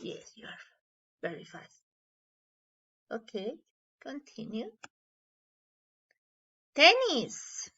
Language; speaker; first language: English; non-native, learner; Spanish